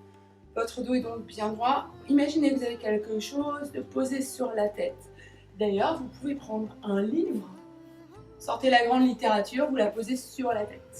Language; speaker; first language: French; native; French